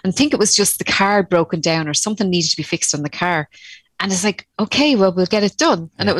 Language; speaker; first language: English; native; English